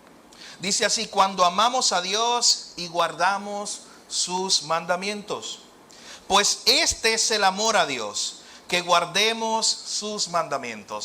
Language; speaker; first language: Spanish; native; Spanish